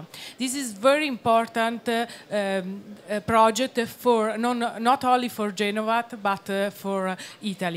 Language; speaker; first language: English; non-native, learner; Italian